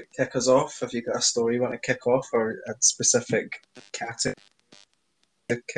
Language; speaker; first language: English; native; English